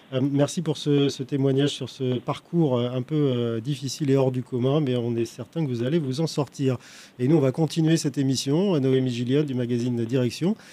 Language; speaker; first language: French; native; French